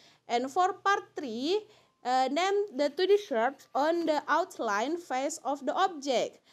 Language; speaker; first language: English; non-native, learner; Indonesian